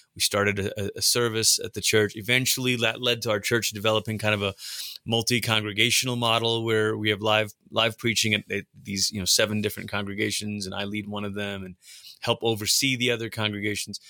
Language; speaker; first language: English; early bilingual, other home language; Tamil